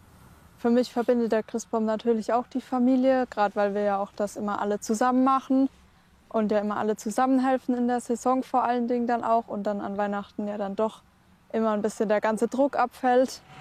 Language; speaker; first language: German; native; German